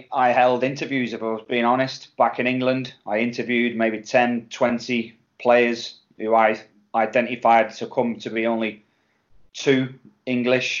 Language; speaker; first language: English; native; English